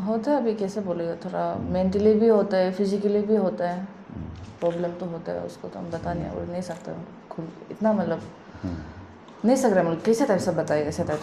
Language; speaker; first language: Hindi; non-native, local second language; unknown